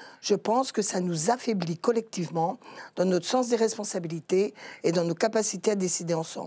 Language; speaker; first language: French; native; French